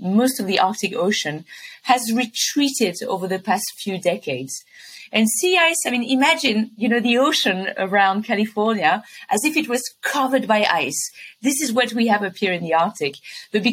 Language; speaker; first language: English; non-native, fluent; French